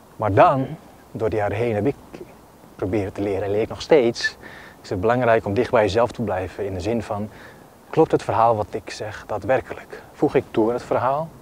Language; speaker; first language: Dutch; early bilingual, other home language; Bosnian